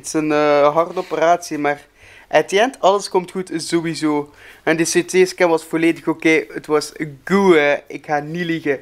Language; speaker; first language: Dutch; native; Dutch